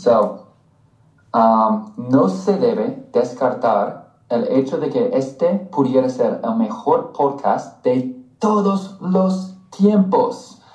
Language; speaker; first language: Spanish; non-native, fluent; English